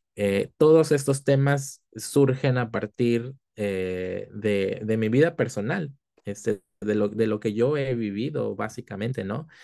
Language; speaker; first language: Spanish; early bilingual, heritage; Spanish